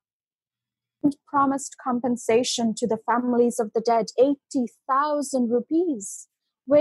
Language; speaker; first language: English; non-native, local second language; Bangla